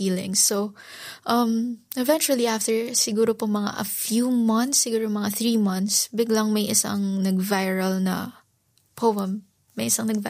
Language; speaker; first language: English; non-native, local second language; Filipino